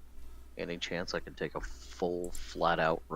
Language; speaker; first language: English; native; English